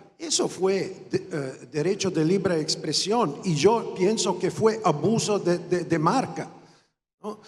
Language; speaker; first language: Spanish; non-native, fluent; Croatian